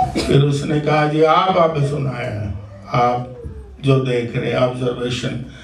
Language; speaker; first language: Urdu; non-native, local second language; Punjabi